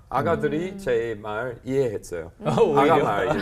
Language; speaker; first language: Korean; non-native, learner; English